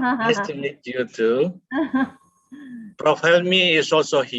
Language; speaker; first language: English; non-native, fluent; Indonesian